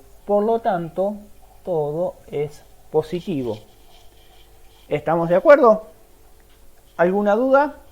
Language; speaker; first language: Spanish; native; Spanish